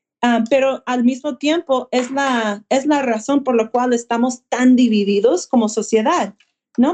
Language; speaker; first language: Spanish; early bilingual, heritage; Spanish